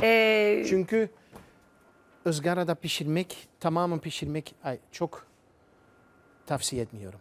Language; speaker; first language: Turkish; non-native, fluent; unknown